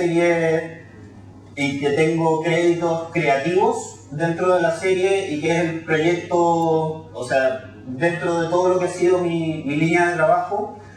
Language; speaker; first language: Spanish; native; Spanish